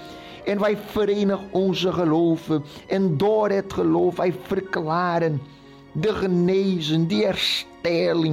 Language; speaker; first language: Dutch; non-native, local second language; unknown